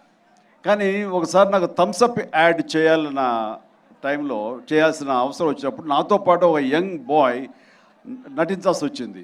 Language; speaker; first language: Telugu; native; Telugu